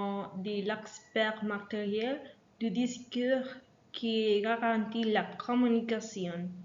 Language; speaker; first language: French; non-native, learner; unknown